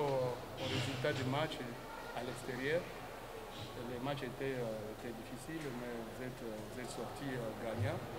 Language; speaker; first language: French; non-native, fluent; Swahili